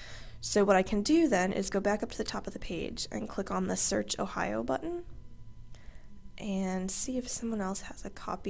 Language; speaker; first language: English; native; English